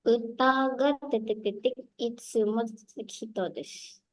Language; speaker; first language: Japanese; non-native, learner; Indonesian